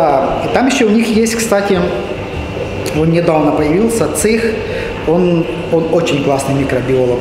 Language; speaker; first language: Russian; native; Russian